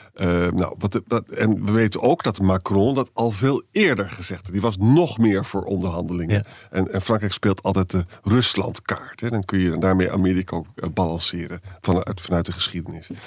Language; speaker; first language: Dutch; native; Dutch